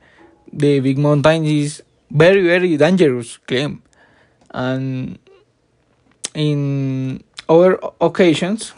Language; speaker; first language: English; non-native, learner; Spanish